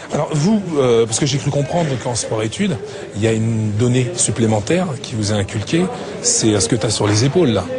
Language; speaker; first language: French; native; French